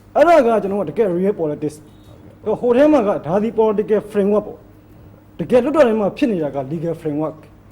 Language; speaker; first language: Burmese; native; Burmese